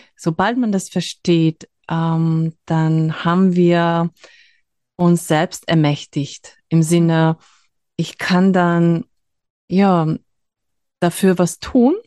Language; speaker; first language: German; non-native, fluent; Hungarian